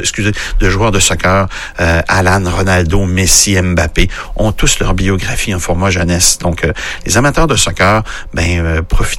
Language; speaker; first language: French; native; French